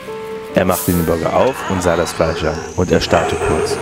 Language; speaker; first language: German; native; German